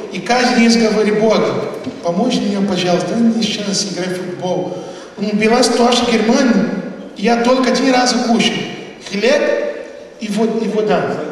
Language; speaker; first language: Russian; non-native, learner; Portuguese